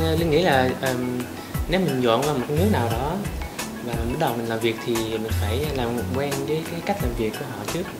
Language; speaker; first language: Vietnamese; early bilingual, heritage; Vietnamese